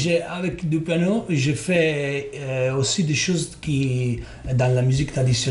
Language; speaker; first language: French; non-native, learner; Italian